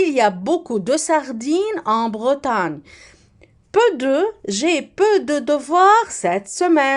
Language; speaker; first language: French; non-native, fluent; Arabic